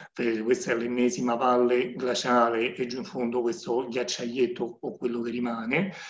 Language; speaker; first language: Italian; native; Italian